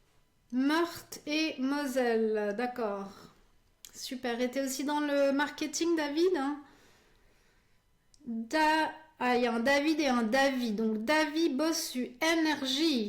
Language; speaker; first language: French; native; French